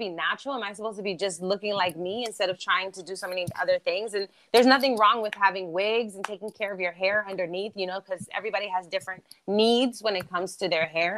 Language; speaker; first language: English; non-native, fluent; German